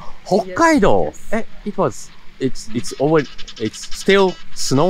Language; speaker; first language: English; non-native, learner; Japanese